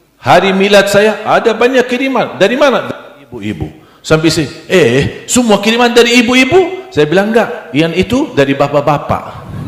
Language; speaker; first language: Indonesian; non-native, fluent; Arabic